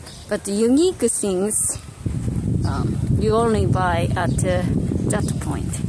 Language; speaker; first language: English; non-native, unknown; Japanese